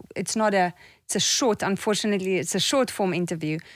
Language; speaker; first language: English; non-native, local second language; Afrikaans